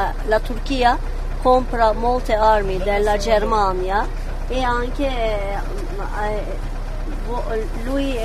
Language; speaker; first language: Italian; non-native, learner; Kurdish